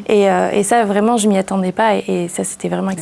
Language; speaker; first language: French; native; French